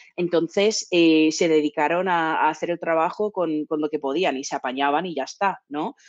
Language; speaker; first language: Spanish; non-native, fluent; English